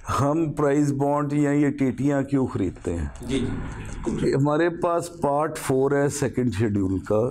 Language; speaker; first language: Urdu; native; Urdu